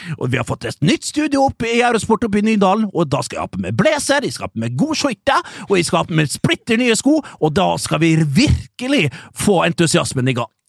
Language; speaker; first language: Norwegian; early bilingual, other home language; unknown